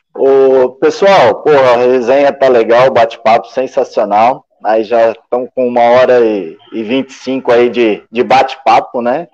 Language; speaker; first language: Portuguese; native; Portuguese